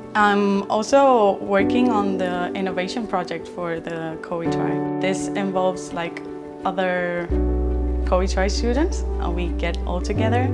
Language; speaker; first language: English; non-native, fluent; Spanish